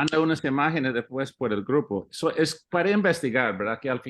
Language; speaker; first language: Spanish; early bilingual, heritage; English